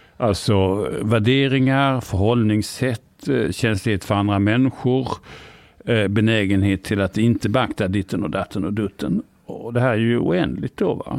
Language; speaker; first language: Swedish; native; Swedish